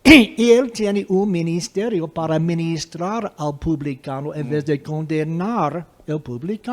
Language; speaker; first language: Spanish; non-native, fluent; English